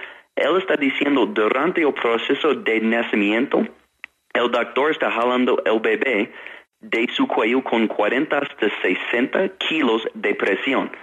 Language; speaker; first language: Spanish; non-native, fluent; English